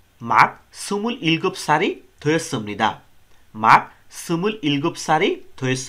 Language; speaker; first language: Korean; non-native, learner; Bangla